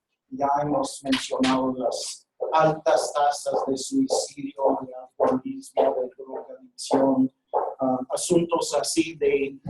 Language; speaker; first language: Spanish; non-native, fluent; English